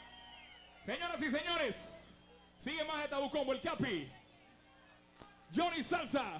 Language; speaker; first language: Spanish; native; Spanish